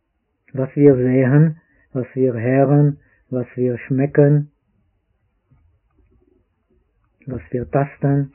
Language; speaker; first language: German; non-native, fluent; Czech